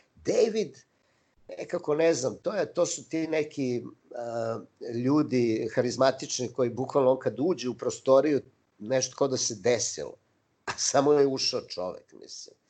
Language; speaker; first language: Serbian; native; Serbian